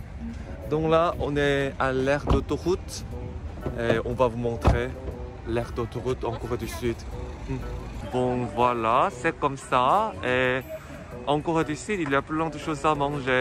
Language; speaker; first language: French; non-native, fluent; Korean